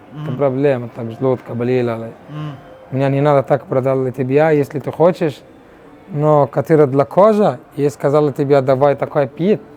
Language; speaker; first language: Russian; non-native, learner; Arabic